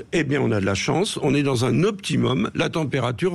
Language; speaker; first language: French; native; French